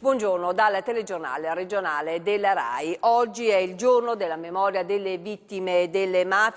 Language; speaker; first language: Italian; native; Italian